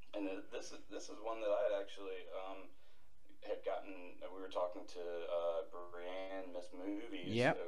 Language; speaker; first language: English; native; English